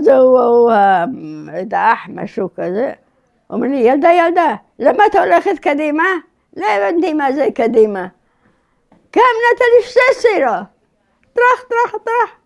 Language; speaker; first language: Hebrew; early bilingual, other home language; Arabic